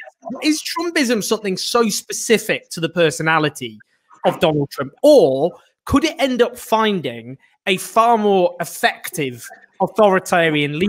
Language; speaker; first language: English; native; English